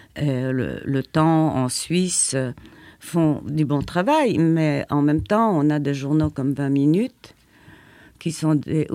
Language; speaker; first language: French; non-native, fluent; Polish